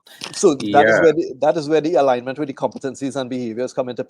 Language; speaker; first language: English; native; English